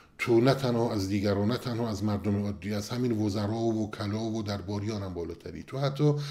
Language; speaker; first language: Persian; non-native, local second language; Kurdish